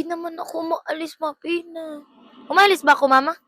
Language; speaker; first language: Filipino; native; Filipino